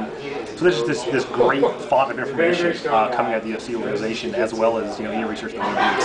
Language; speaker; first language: English; native; English